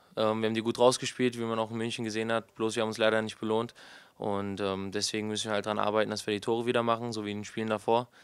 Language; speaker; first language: German; native; German